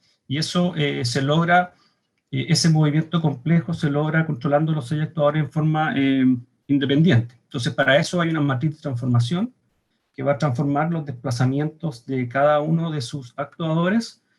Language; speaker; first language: Spanish; native; Spanish